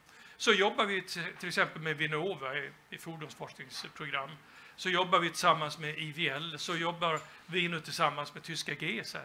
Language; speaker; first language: Swedish; native; Swedish